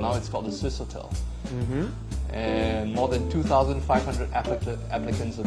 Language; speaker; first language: English; native; English